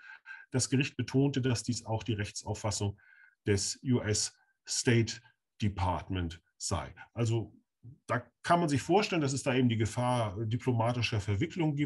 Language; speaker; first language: German; native; German